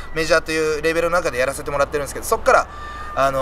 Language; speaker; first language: Japanese; native; Japanese